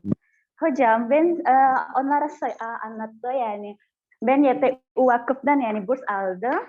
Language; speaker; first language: Turkish; non-native, learner; Indonesian